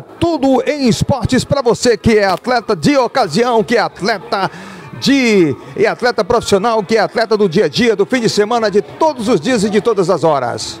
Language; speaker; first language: Portuguese; native; Portuguese